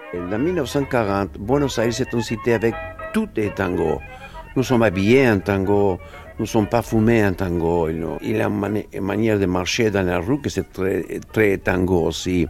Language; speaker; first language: French; non-native, fluent; Spanish